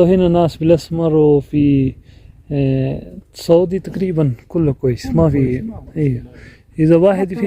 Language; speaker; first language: Arabic; non-native, learner; Urdu